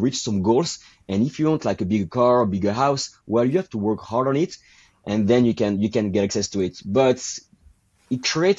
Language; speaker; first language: English; non-native, fluent; French